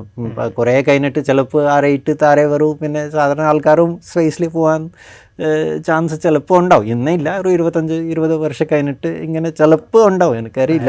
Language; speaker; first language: Malayalam; non-native, fluent; Bangla